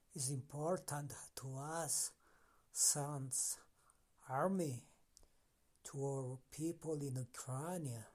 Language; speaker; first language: English; non-native, learner; Spanish